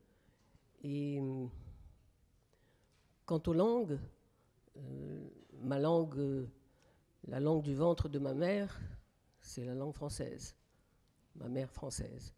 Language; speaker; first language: French; native; French